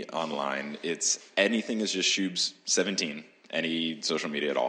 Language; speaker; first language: English; native; English